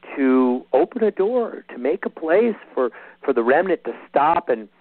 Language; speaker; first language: English; native; English